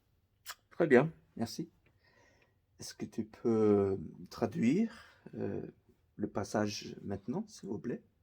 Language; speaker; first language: French; non-native, fluent; Faroese